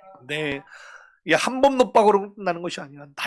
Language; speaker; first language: Korean; native; Korean